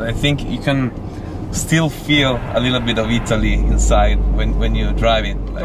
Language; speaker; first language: English; non-native, fluent; Italian